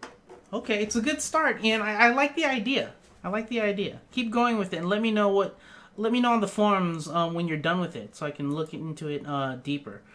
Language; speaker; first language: English; native; English